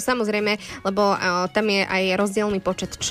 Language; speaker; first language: Slovak; native; Slovak